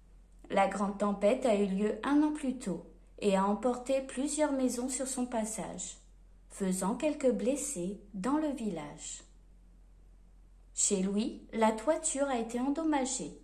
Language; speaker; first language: French; native; French